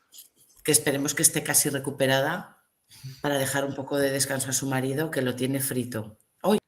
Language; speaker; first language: Spanish; native; Spanish